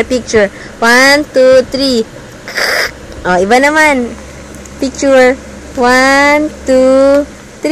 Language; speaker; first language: Filipino; native; Filipino